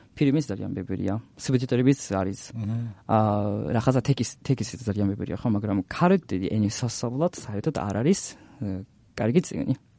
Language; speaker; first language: Georgian; non-native, learner; Japanese